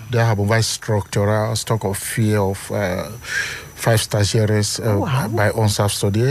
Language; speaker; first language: Dutch; non-native, fluent; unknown